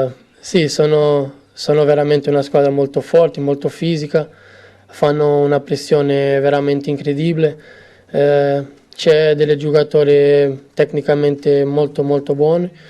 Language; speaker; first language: Italian; non-native, fluent; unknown